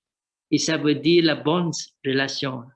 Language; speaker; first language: French; non-native, learner; Vietnamese